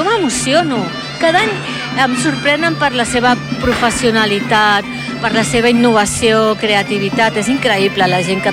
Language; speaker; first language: Catalan; native; Catalan